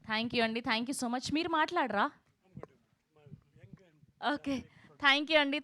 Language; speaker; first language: Telugu; native; Telugu